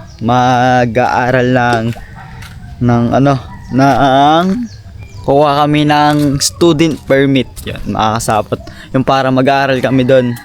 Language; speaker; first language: Filipino; native; Filipino